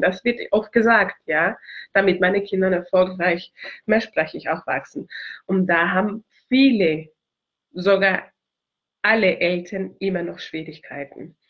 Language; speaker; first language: German; non-native, fluent; Spanish